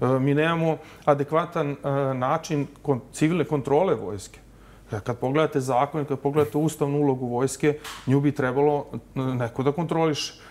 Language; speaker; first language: Serbian; native; Serbian